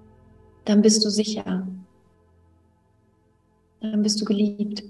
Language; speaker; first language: German; native; German